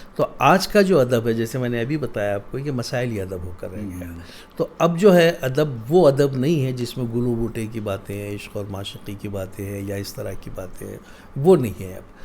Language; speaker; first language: Urdu; native; Urdu